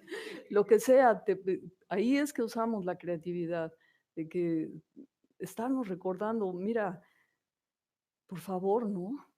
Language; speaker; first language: Spanish; native; Spanish